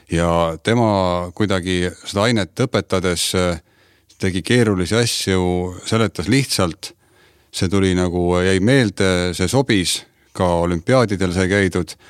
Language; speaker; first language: Estonian; native; Estonian